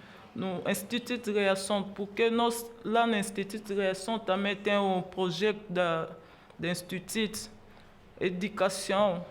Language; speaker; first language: Portuguese; non-native, learner; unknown